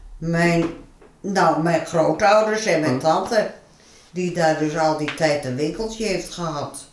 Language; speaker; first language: Dutch; native; Dutch